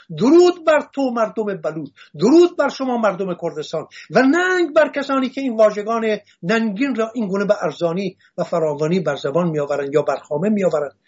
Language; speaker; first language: Persian; non-native, local second language; Assyrian Neo-Aramaic